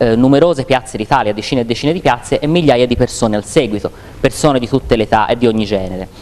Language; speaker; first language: Italian; native; Italian